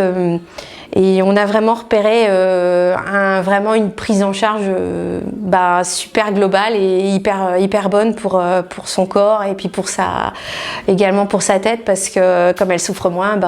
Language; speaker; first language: French; native; French